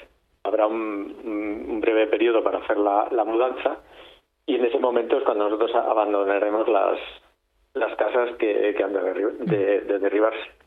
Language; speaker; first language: Spanish; native; Spanish